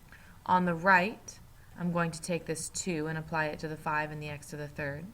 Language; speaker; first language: English; native; English